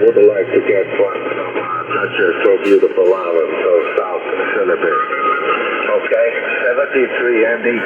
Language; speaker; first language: English; non-native, fluent; Italian